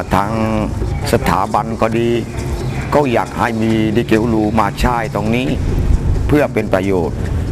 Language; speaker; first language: Thai; non-native, local second language; Malay